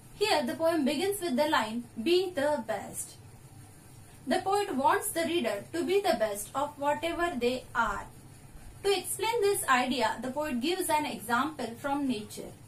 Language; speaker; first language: English; non-native, local second language; Marathi